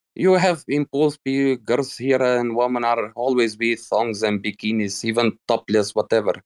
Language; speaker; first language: English; non-native, fluent; Arabic